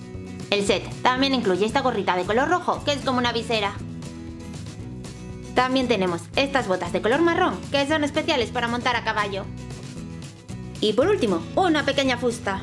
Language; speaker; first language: Spanish; native; Spanish